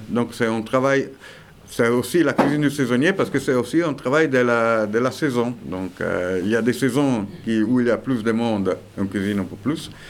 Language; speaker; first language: French; non-native, fluent; Italian